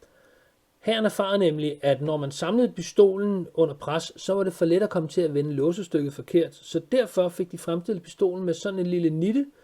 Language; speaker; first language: Danish; native; Danish